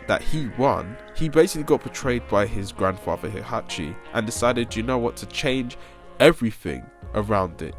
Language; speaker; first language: English; native; English